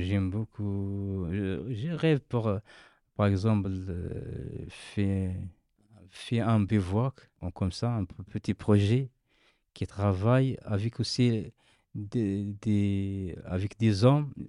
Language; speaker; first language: French; non-native, learner; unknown